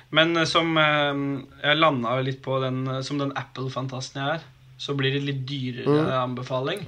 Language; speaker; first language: Norwegian; native; Norwegian